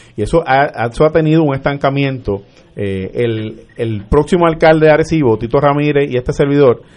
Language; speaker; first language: Spanish; native; Spanish